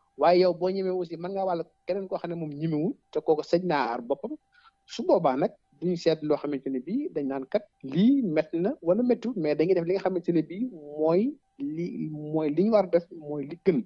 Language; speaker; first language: Wolof; native; Wolof